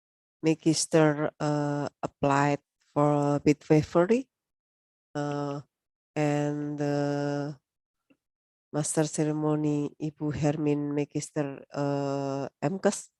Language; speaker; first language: English; non-native, learner; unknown